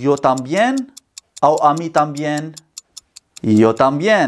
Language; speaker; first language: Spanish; non-native, fluent; Arabic